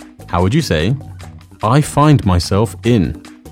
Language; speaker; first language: English; native; English